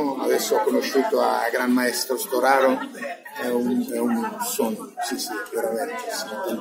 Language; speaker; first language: Italian; non-native, fluent; Serbian